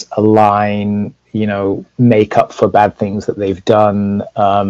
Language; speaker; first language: English; native; English